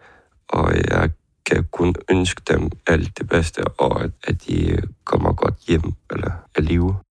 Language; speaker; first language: Danish; non-native, learner; Ukrainian